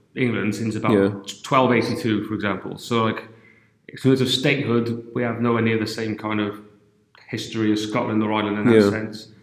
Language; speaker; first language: English; native; English